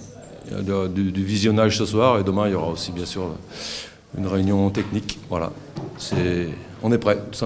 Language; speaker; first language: French; native; French